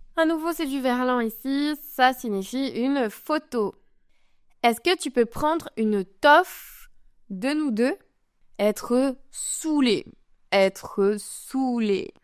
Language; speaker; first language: French; native; French